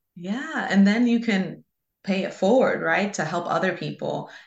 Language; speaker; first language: English; early bilingual, other home language; Spanish